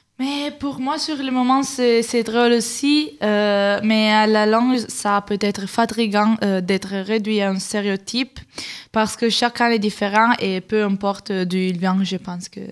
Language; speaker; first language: French; non-native, fluent; Italian